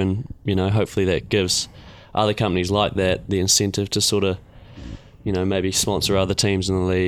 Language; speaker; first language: English; native; English